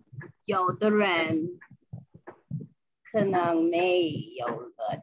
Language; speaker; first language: Chinese; non-native, learner; English